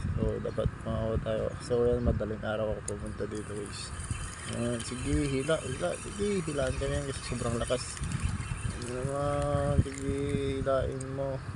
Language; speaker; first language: Filipino; non-native, local second language; Iloko